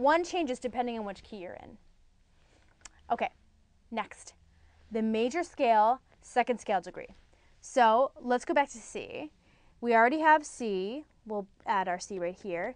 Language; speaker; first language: English; native; English